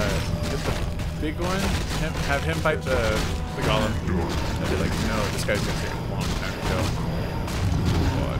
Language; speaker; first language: English; native; English